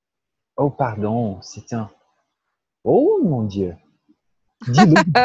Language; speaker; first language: French; non-native, fluent; Portuguese